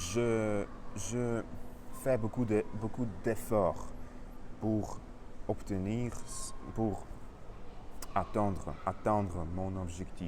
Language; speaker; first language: French; non-native, learner; Russian